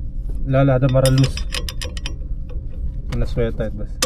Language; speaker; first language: Arabic; non-native, learner; Filipino